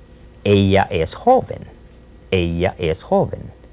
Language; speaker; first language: Spanish; non-native, fluent; English